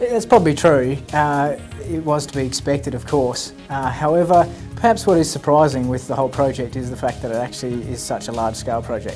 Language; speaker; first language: English; native; English